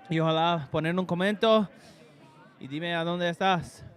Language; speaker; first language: Spanish; non-native, learner; English